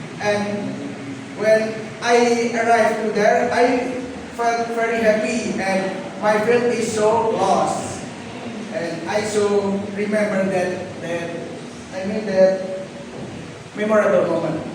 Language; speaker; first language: English; non-native, learner; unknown